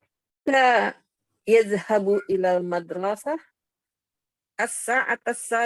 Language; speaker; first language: Arabic; non-native, learner; Indonesian